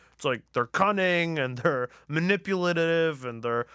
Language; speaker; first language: English; early bilingual, other home language; Persian